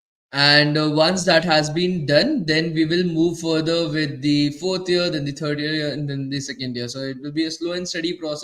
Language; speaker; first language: English; non-native, local second language; Hindi